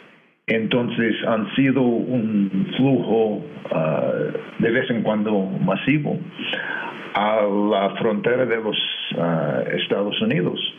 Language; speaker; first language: Spanish; non-native, fluent; English